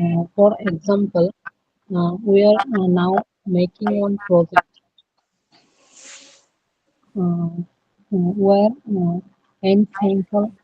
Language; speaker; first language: English; non-native, local second language; Hindi